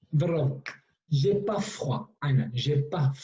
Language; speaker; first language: French; non-native, fluent; Kurdish